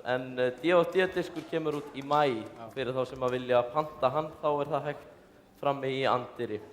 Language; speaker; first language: Icelandic; native; Icelandic